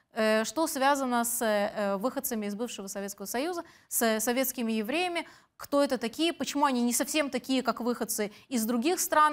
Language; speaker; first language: Russian; native; Russian